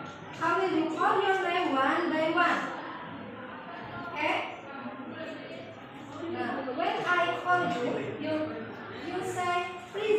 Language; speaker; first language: English; non-native, learner; Indonesian